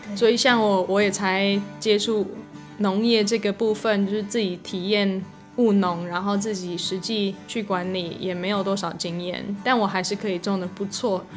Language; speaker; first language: Chinese; non-native, fluent; English